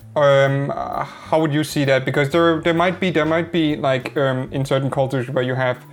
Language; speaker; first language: English; non-native, fluent; Danish